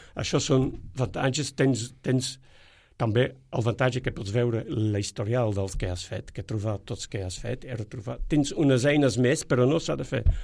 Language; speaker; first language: Catalan; non-native, fluent; Dutch